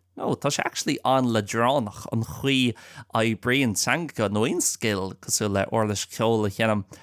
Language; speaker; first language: Irish; non-native, local second language; English